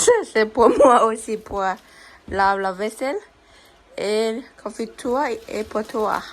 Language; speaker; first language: French; non-native, learner; Thai